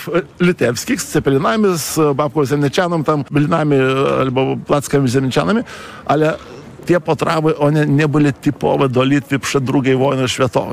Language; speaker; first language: Polish; non-native, fluent; Lithuanian